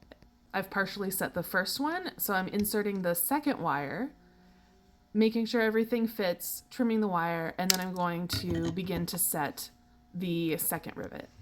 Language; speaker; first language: English; native; English